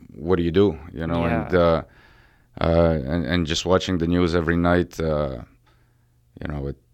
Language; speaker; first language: English; early bilingual, other home language; Ukrainian